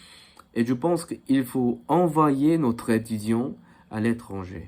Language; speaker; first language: French; non-native, fluent; Korean